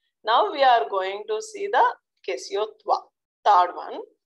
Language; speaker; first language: English; non-native, local second language; Telugu